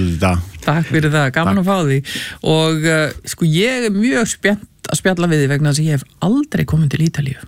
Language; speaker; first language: Icelandic; native; Icelandic